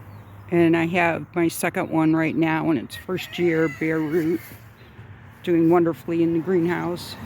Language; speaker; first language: English; native; English